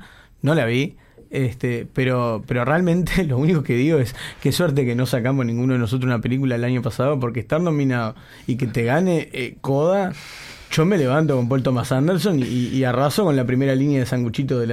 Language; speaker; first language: Spanish; native; Spanish